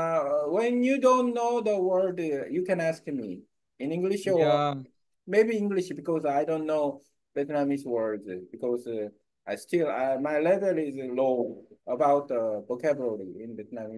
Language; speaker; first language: English; non-native, learner; Korean